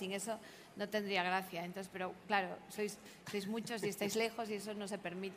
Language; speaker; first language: Spanish; native; Spanish